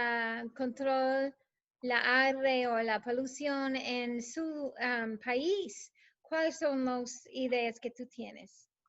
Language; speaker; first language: Spanish; non-native, learner; English